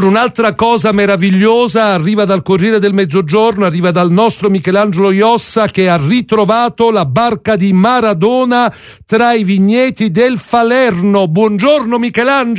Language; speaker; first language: Italian; native; Italian